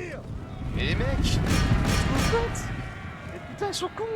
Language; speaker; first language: French; native; French